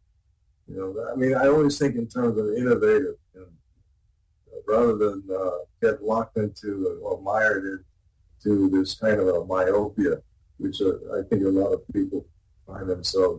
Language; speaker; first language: English; native; English